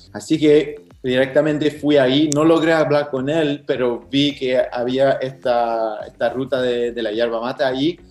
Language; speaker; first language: Spanish; non-native, fluent; French